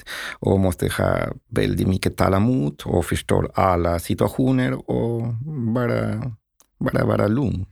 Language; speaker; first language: Swedish; non-native, learner; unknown